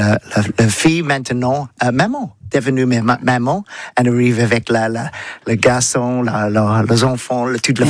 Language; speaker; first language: French; non-native, learner; English